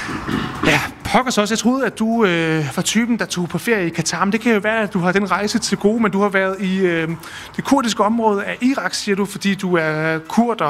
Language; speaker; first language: Danish; native; Danish